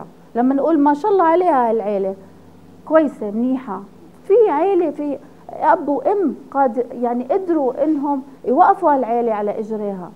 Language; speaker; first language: Arabic; native; Arabic